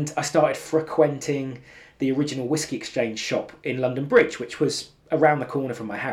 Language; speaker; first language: English; native; English